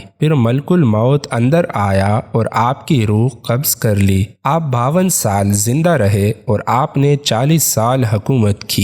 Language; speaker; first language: Urdu; native; Urdu